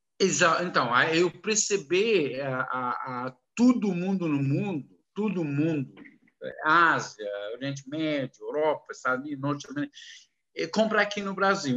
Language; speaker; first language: Portuguese; non-native, learner; Arabic